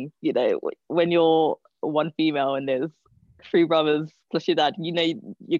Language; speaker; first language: English; native; English